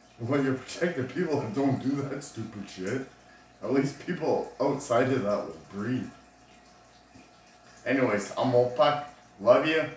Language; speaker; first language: English; native; English